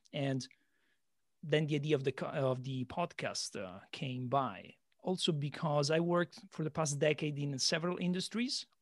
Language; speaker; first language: English; non-native, fluent; Italian